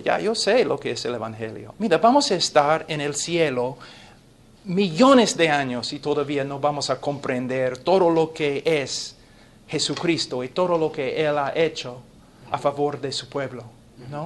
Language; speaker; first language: Spanish; non-native, fluent; English